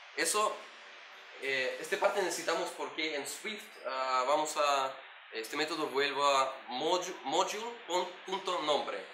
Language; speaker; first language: Spanish; non-native, learner; Russian